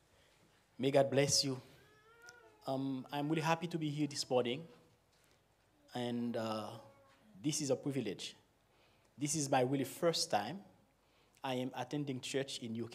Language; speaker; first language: English; non-native, fluent; Haitian Creole